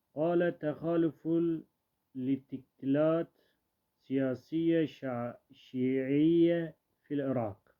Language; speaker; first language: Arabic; non-native, learner; Turkish